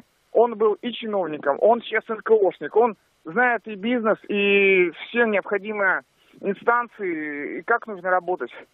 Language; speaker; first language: Russian; native; Russian